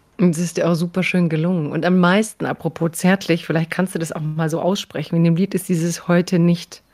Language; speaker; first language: German; early bilingual, other home language; Croatian